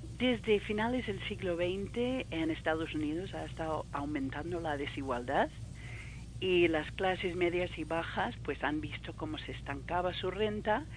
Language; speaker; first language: Spanish; non-native, fluent; English